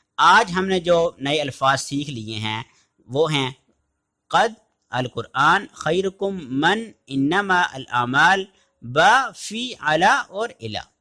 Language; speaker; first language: Urdu; native; Urdu